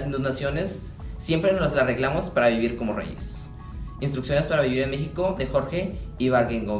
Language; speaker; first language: Spanish; native; Spanish